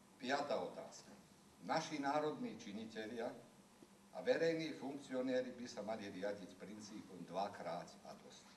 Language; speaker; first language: Slovak; early bilingual, heritage; Slovak